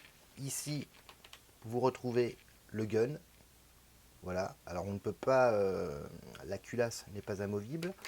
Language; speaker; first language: French; native; French